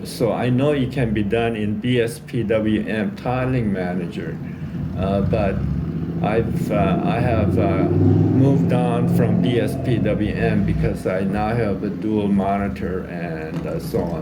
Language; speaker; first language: English; native; English